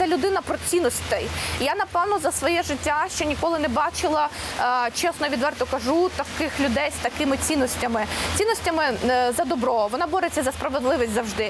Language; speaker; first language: Ukrainian; native; Ukrainian